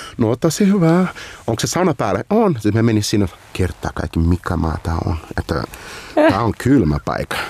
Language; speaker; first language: Finnish; non-native, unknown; Portuguese